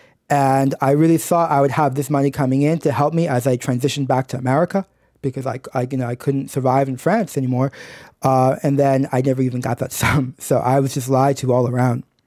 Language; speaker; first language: English; native; English